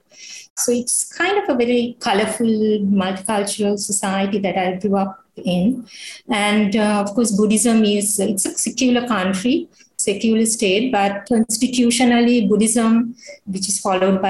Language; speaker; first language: English; non-native, local second language; Sinhala